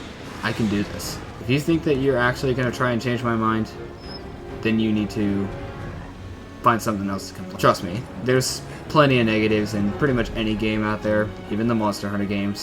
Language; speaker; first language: English; native; English